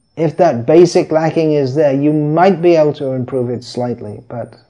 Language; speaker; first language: English; native; English